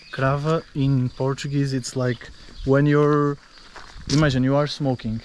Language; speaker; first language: English; non-native, fluent; Portuguese